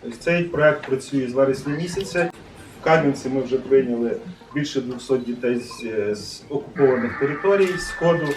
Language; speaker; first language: Ukrainian; native; Ukrainian